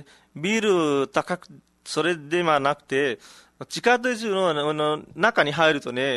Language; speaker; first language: Japanese; non-native, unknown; Nepali